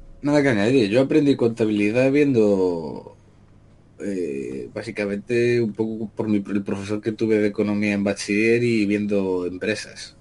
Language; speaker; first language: Spanish; native; Spanish